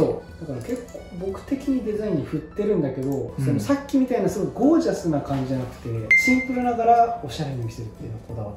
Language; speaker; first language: Japanese; native; Japanese